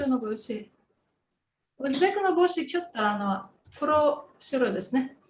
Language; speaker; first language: Japanese; non-native, fluent; Tatar